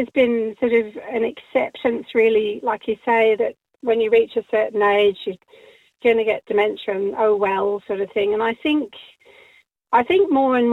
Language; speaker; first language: English; native; English